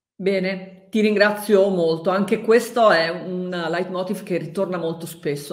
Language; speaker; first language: Italian; native; Italian